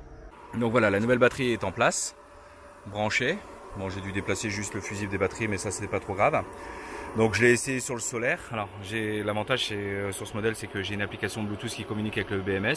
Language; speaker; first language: French; native; French